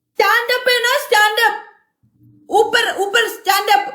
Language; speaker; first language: Hindi; non-native, learner; Malayalam